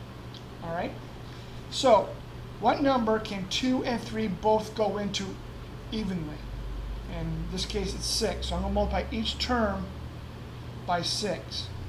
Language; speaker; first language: English; native; English